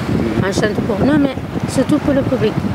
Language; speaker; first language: French; non-native, learner; Kabuverdianu